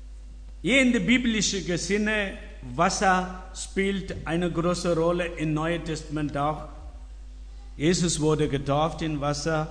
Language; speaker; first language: German; non-native, learner; Tamil